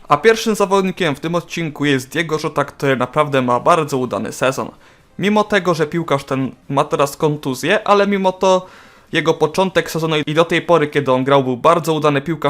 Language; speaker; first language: Polish; native; Polish